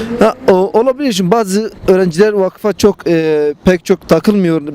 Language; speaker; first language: Turkish; non-native, learner; Arabic